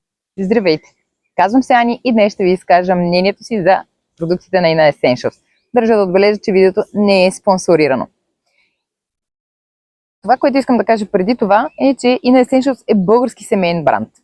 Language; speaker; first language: Bulgarian; native; Bulgarian